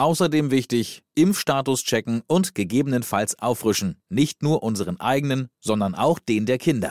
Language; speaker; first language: German; native; German